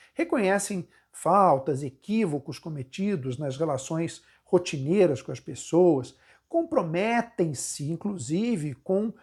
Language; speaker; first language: Portuguese; native; Portuguese